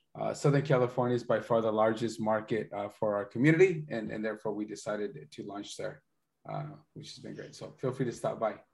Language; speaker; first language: English; early bilingual, other home language; Spanish